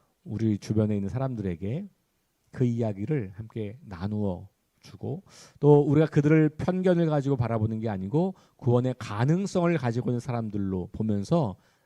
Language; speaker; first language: Korean; native; Korean